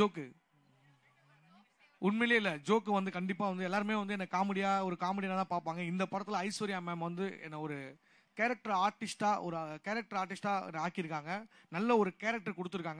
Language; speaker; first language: Tamil; native; Tamil